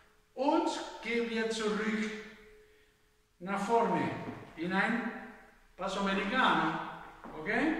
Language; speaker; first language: German; non-native, fluent; Spanish